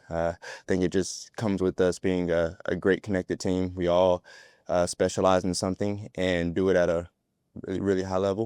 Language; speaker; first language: English; native; English